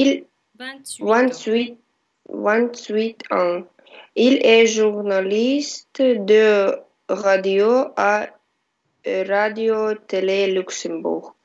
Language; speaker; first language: French; non-native, learner; Russian